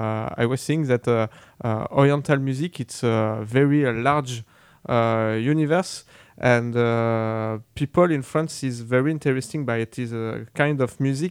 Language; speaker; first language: English; non-native, learner; French